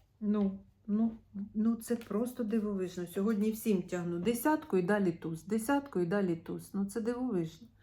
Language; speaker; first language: Ukrainian; non-native, local second language; Russian